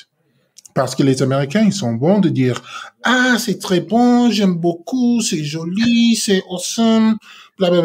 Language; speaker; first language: French; non-native, learner; English